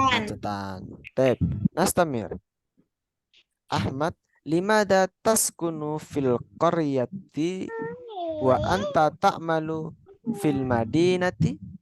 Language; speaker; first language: Arabic; non-native, fluent; Indonesian